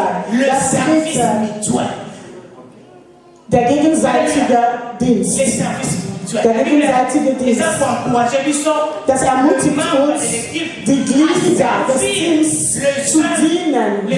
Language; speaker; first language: German; non-native, fluent; French